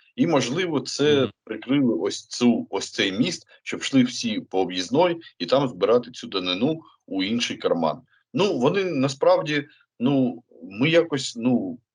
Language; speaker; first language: Ukrainian; native; Ukrainian